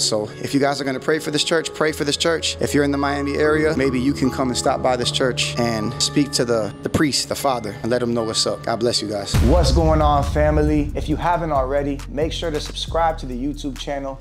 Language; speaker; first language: English; native; English